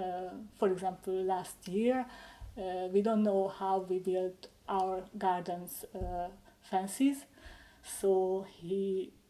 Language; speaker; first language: English; non-native, learner; Hungarian